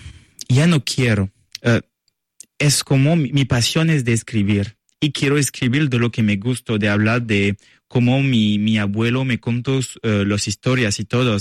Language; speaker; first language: Spanish; non-native, learner; French